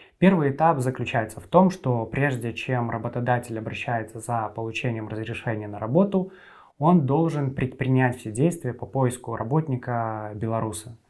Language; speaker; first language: Russian; native; Russian